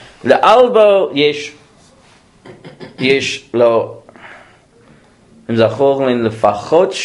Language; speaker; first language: Hebrew; non-native, fluent; English